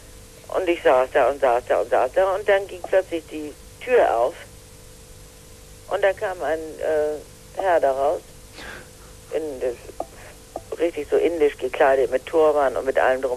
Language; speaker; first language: German; native; German